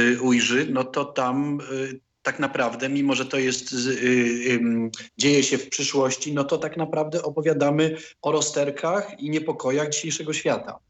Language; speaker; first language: Polish; native; Polish